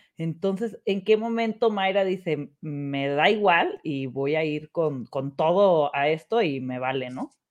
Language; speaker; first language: Spanish; native; Spanish